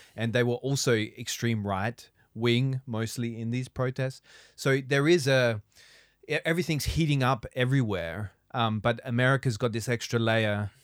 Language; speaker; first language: English; native; English